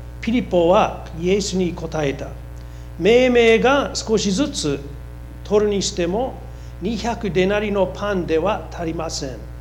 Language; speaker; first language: Japanese; non-native, fluent; English